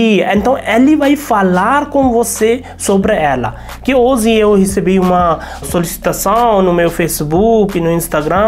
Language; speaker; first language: Portuguese; non-native, learner; Hindi